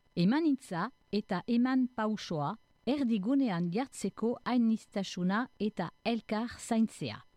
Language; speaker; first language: Basque; non-native, local second language; French